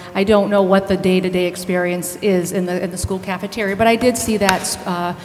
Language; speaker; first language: English; native; English